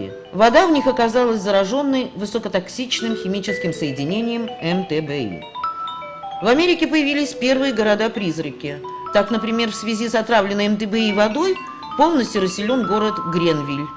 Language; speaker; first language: Russian; native; Russian